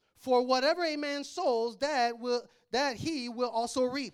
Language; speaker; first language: English; native; English